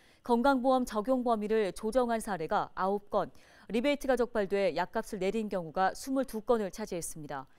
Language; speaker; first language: Korean; native; Korean